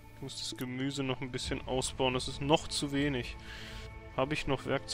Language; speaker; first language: German; native; German